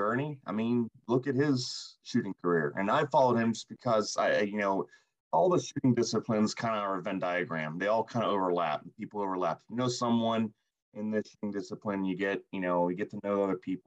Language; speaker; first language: English; native; English